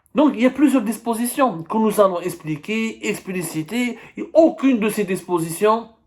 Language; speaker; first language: French; non-native, local second language; Arabic